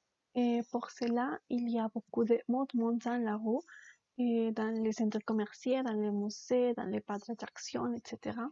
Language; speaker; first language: French; non-native, learner; Spanish